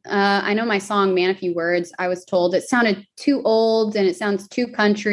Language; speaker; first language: English; native; English